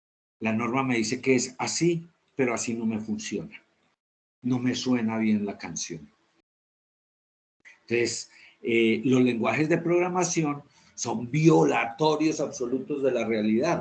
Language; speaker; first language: Spanish; native; Spanish